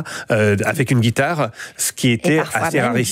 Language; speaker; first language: French; native; French